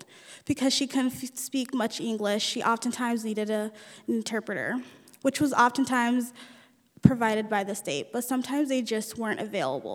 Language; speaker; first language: English; early bilingual, other home language; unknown